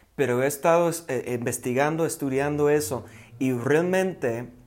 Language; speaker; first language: Spanish; non-native, fluent; English